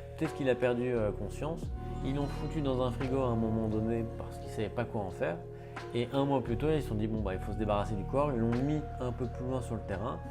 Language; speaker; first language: French; native; French